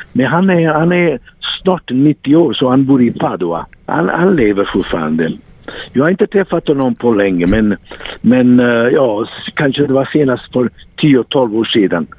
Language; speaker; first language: Swedish; non-native, fluent; Italian